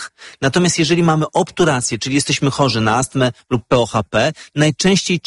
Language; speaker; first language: Polish; native; Polish